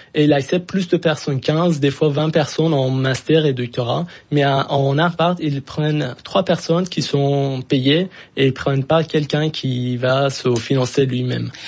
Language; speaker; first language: French; non-native, fluent; Persian